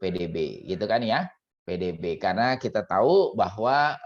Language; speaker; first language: Indonesian; native; Indonesian